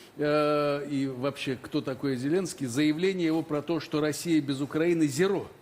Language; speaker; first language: Russian; native; Russian